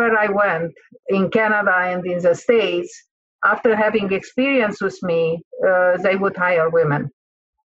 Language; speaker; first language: English; non-native, fluent; Hungarian